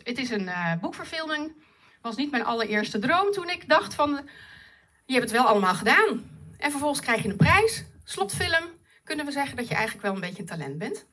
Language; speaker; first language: Dutch; native; Dutch